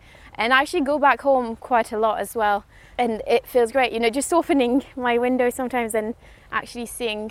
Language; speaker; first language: English; non-native, fluent; French